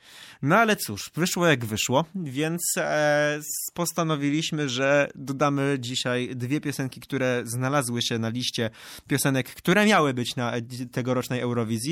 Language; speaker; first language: Polish; native; Polish